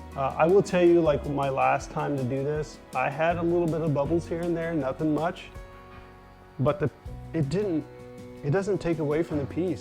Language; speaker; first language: English; native; English